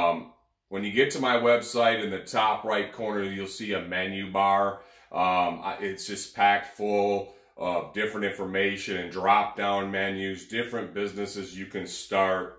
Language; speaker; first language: English; native; English